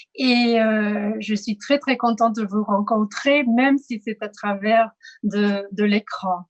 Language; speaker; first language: French; non-native, fluent; Spanish